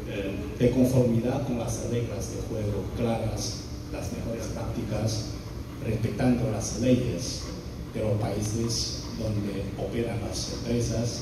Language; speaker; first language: Spanish; non-native, fluent; Chinese